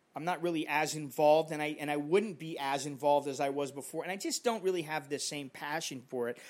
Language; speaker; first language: English; native; English